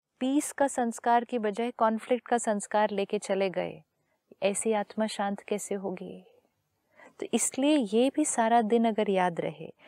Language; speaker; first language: Hindi; native; Hindi